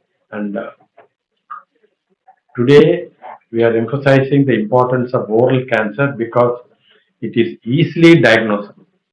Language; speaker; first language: English; non-native, local second language; Tamil